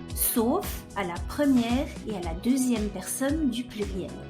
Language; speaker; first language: French; non-native, fluent; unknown